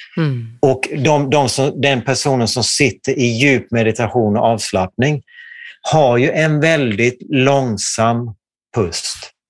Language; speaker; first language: Swedish; native; Swedish